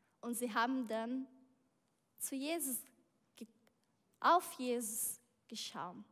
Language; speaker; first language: German; non-native, learner; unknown